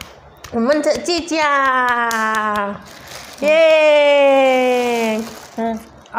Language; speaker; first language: Chinese; non-native, learner; Indonesian